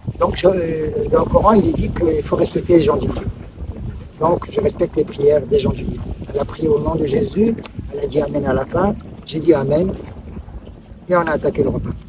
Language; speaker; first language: French; non-native, local second language; Arabic